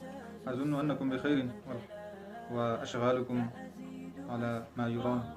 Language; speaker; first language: Arabic; non-native, fluent; Pashto